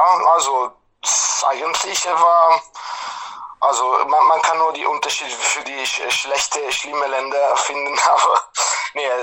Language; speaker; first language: German; non-native, fluent; Italian